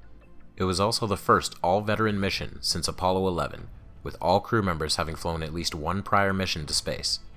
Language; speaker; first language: English; native; English